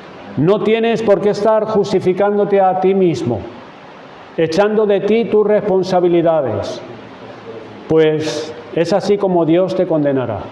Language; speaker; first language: Spanish; native; Spanish